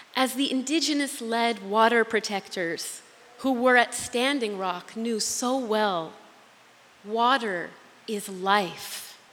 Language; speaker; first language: English; native; English